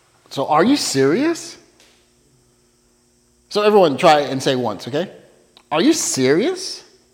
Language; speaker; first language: English; native; English